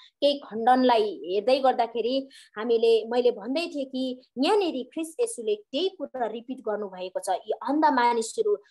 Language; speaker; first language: Nepali; native; Nepali